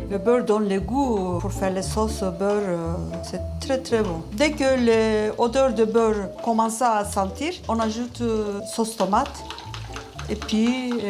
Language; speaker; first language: French; non-native, learner; Turkish